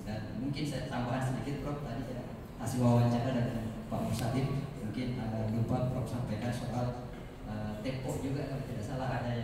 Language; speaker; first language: Indonesian; native; Indonesian